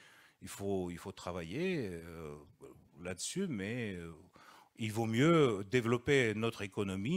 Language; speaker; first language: French; non-native, fluent; Russian